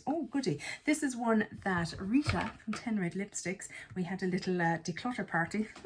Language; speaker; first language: English; native; English